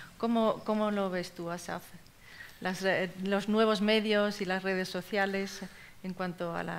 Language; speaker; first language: Spanish; native; Spanish